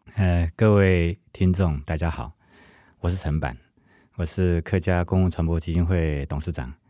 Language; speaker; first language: Chinese; non-native, local second language; Hakka Chinese